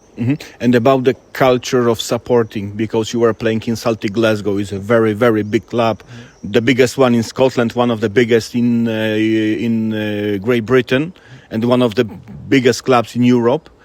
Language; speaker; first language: English; non-native, fluent; Polish